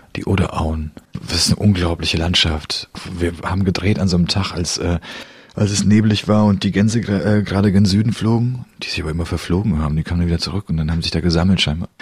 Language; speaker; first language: German; early bilingual, other home language; Polish